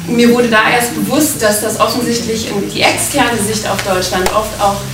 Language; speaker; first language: German; native; German